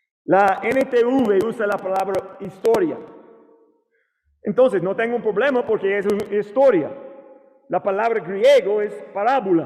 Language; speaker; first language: Spanish; non-native, learner; English